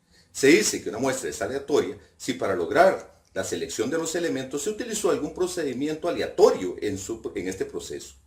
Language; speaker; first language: Spanish; native; Spanish